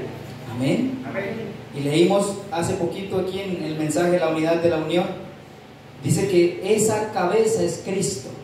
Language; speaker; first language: Spanish; native; Spanish